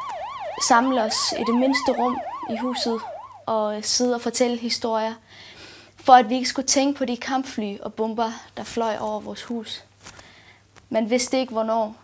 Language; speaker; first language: Danish; early bilingual, other home language; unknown